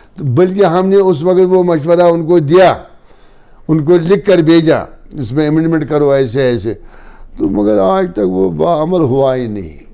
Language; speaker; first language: Urdu; non-native, local second language; Kashmiri